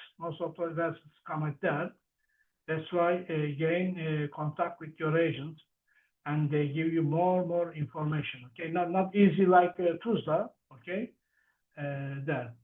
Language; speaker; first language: English; non-native, learner; Turkish